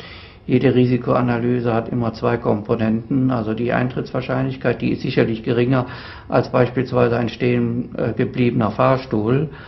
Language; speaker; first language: German; native; German